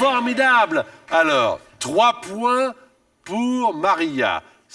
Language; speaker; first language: French; native; French